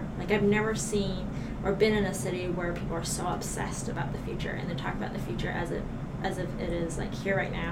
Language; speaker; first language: English; non-native, local second language; Cantonese